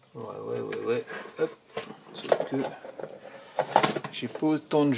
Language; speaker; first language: French; native; French